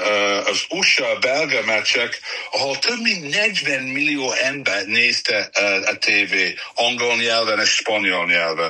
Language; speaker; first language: Hungarian; non-native, learner; English